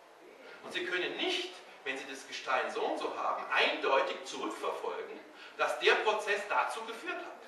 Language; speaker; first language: German; native; German